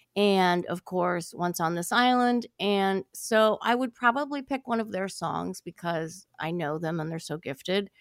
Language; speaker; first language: English; native; English